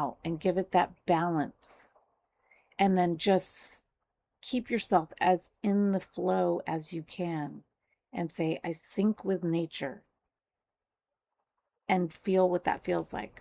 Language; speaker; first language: English; native; English